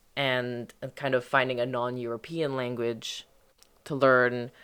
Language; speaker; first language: English; early bilingual, other home language; French